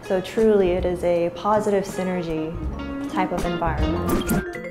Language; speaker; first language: English; native; English